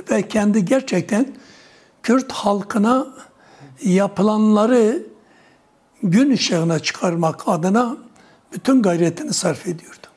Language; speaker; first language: Turkish; non-native, local second language; Kurdish